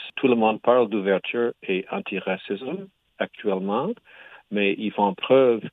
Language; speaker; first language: French; native; French